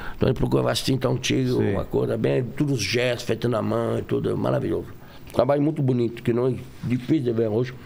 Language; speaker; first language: Portuguese; non-native, fluent; French